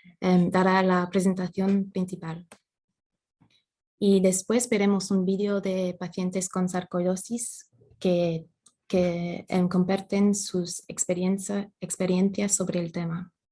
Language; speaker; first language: Spanish; non-native, fluent; English